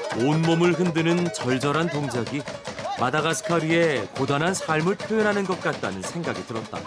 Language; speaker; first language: Korean; native; Korean